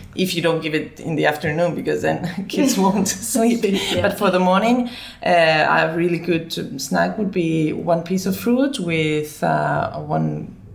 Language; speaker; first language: English; early bilingual, other home language; Finnish